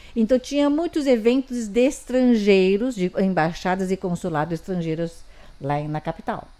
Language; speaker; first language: Portuguese; early bilingual, other home language; Chinese